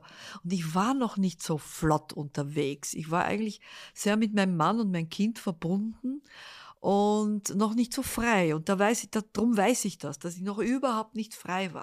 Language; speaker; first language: German; early bilingual, other home language; Dutch